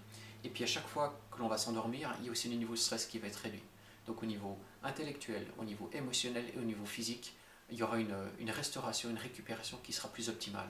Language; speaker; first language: French; native; French